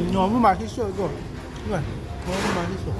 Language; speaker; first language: Korean; non-native, learner; Filipino